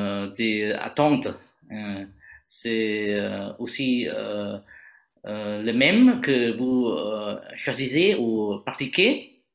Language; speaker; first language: French; non-native, learner; Vietnamese